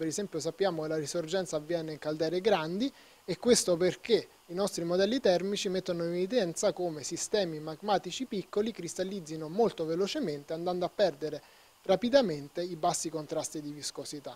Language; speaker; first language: Italian; native; Italian